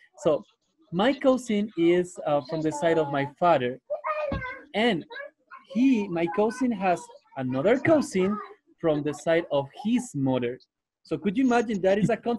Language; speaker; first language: English; non-native, fluent; Spanish